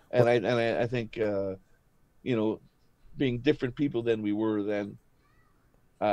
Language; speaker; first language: English; native; English